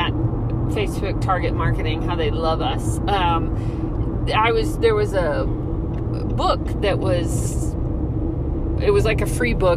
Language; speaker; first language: English; native; English